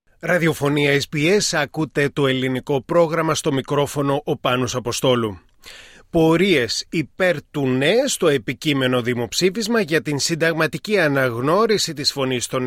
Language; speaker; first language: Greek; native; Greek